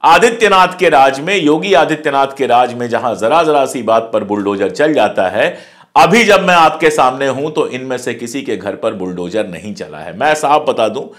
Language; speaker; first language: Hindi; native; Hindi